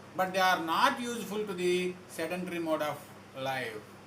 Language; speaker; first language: English; non-native, local second language; Telugu